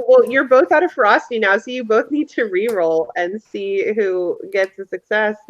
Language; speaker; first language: English; native; English